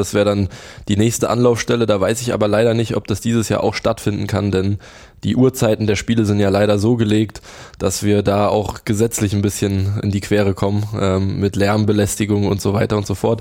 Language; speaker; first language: German; native; German